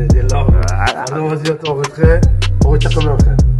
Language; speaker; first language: French; native; French